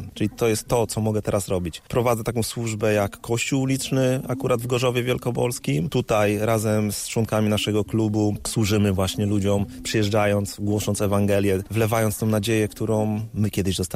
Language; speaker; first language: Polish; native; Polish